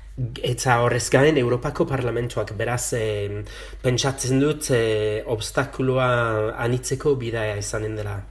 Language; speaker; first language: Basque; non-native, fluent; English